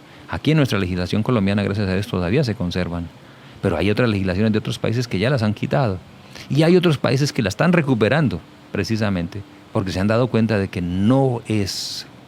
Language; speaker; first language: Spanish; native; Spanish